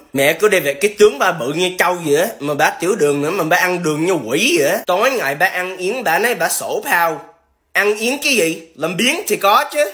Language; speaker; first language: Vietnamese; early bilingual, heritage; Vietnamese